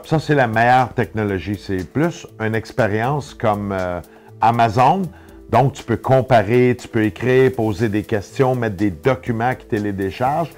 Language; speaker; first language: French; native; French